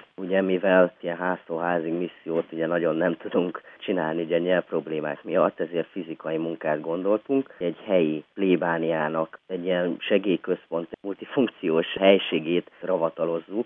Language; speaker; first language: Hungarian; native; Hungarian